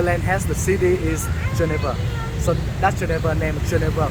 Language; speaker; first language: English; non-native, learner; Vietnamese